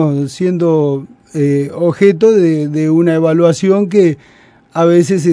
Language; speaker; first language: Spanish; native; Spanish